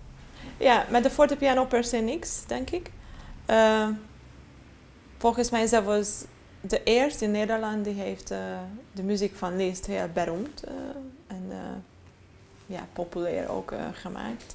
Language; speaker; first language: Dutch; non-native, fluent; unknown